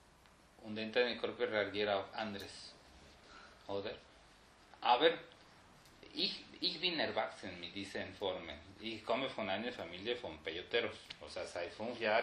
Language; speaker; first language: German; non-native, fluent; Spanish